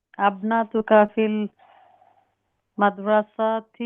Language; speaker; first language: Arabic; non-native, learner; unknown